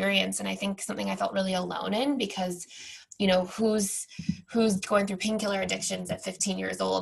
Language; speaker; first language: English; native; English